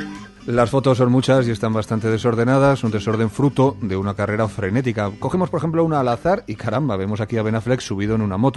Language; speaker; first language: Spanish; native; Spanish